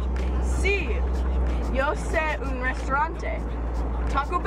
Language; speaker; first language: Spanish; non-native, learner; English